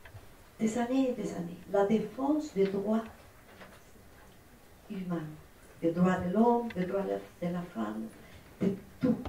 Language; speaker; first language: French; non-native, fluent; Spanish